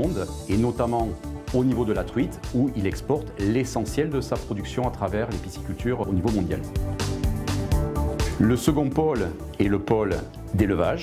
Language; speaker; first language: French; native; French